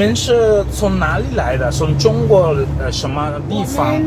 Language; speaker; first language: Chinese; non-native, fluent; Spanish